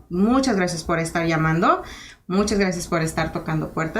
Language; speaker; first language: Spanish; early bilingual, other home language; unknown